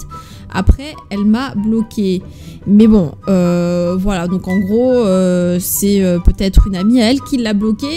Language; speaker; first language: French; native; French